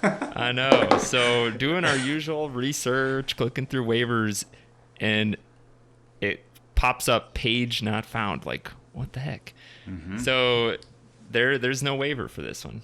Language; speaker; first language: English; native; English